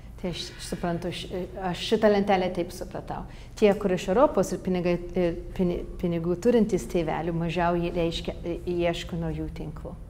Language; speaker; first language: Lithuanian; early bilingual, heritage; Lithuanian